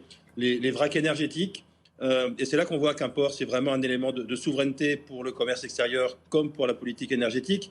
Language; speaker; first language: French; native; French